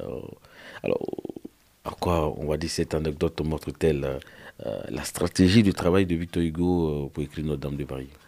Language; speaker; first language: French; native; French